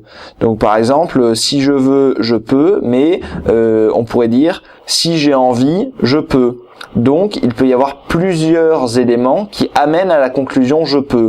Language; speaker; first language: French; native; French